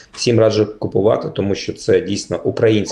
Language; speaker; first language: Ukrainian; native; Ukrainian